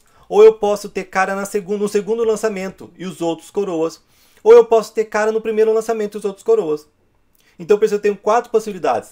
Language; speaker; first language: Portuguese; native; Portuguese